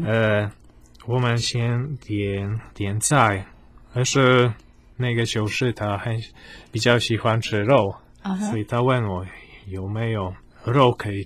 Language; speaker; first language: Chinese; non-native, fluent; Polish